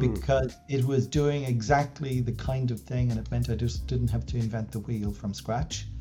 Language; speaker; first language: English; native; English